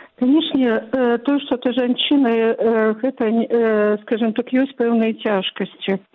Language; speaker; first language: Belarusian; non-native, local second language; Russian